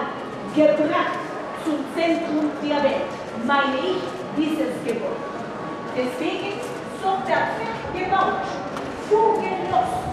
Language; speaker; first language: German; non-native, fluent; Spanish